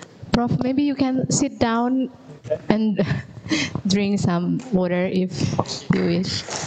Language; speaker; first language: English; non-native, fluent; Indonesian